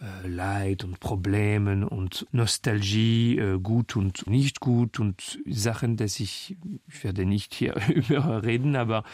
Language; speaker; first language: German; non-native, local second language; French